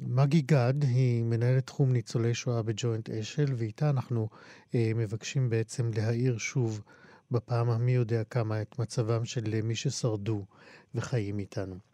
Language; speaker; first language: Hebrew; native; Hebrew